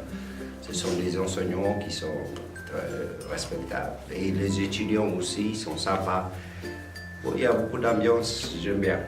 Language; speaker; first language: French; non-native, learner; Tigrinya